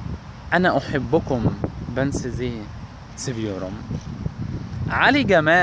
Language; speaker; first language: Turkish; non-native, learner; Arabic